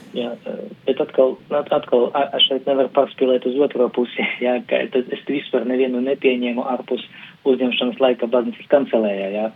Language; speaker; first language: Latvian; non-native, local second language; Russian